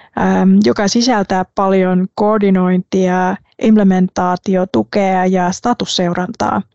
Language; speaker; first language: Finnish; non-native, fluent; Vietnamese